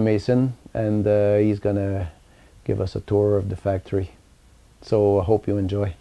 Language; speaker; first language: English; non-native, local second language; French